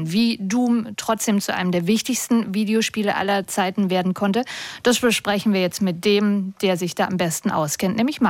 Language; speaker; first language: German; native; German